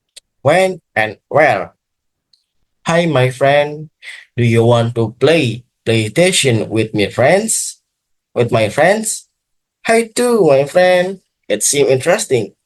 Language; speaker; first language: English; non-native, learner; Indonesian